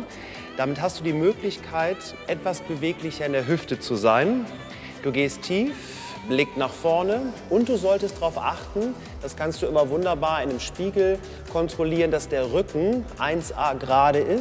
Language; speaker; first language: German; native; German